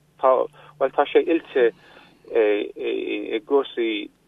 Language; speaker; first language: Irish; non-native, local second language; English